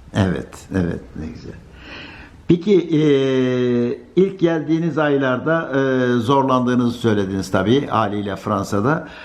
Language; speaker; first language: Turkish; native; Turkish